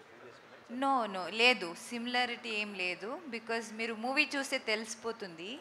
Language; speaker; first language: Telugu; non-native, local second language; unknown